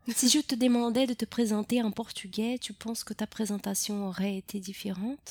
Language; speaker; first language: French; non-native, fluent; Portuguese